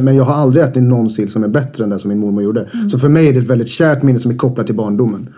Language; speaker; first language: Swedish; native; Swedish